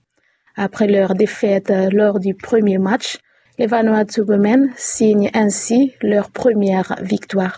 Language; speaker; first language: French; native; French